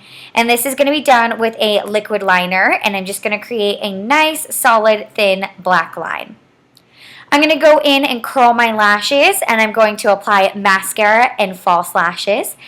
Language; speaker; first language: English; native; English